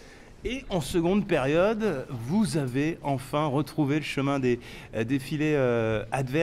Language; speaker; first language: French; native; French